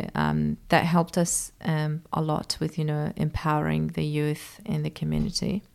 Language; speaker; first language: English; early bilingual, other home language; Persian